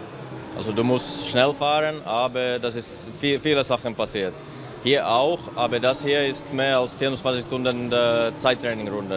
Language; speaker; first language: German; non-native, fluent; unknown